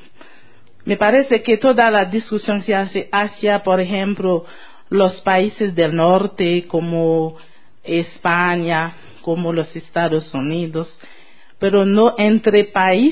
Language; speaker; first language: Spanish; non-native, fluent; Haitian Creole